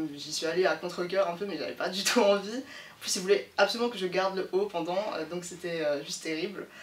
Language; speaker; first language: French; early bilingual, other home language; Vietnamese